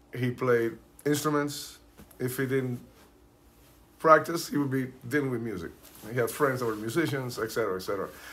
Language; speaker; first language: English; early bilingual, other home language; Spanish